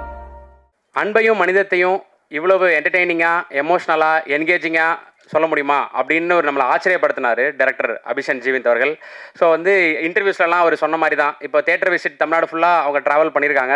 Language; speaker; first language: Tamil; native; Tamil